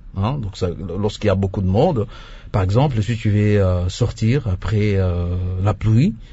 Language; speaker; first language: French; non-native, local second language; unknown